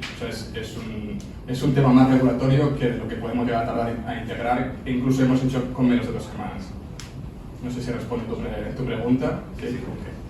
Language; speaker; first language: Spanish; native; Spanish